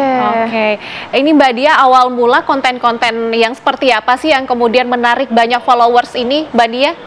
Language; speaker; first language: Indonesian; native; Indonesian